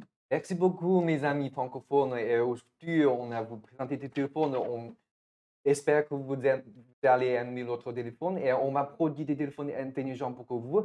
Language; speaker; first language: French; non-native, fluent; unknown